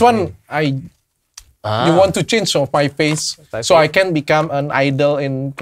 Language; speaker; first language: English; non-native, learner; Indonesian